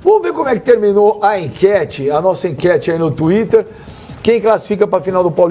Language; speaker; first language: Portuguese; native; Portuguese